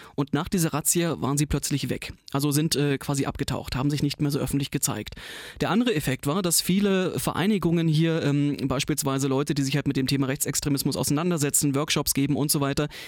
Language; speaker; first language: German; native; German